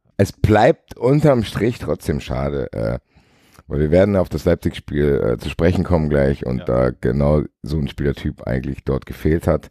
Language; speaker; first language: German; native; German